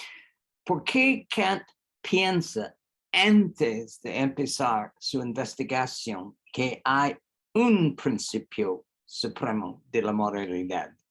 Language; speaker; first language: Spanish; non-native, fluent; English